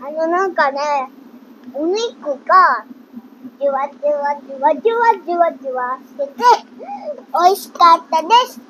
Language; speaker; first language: Japanese; early bilingual, heritage; Japanese